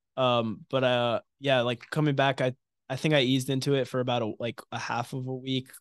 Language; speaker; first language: English; native; English